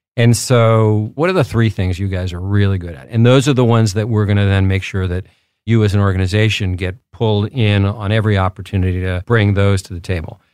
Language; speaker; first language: English; early bilingual, other home language; Spanish